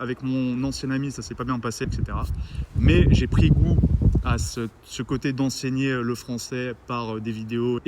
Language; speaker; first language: French; native; French